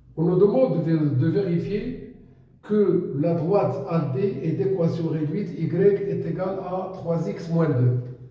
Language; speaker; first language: French; non-native, local second language; Arabic